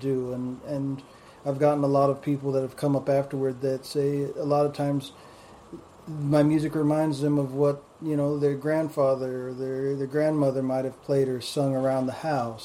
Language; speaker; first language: English; native; English